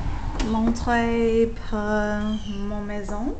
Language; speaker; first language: French; non-native, learner; English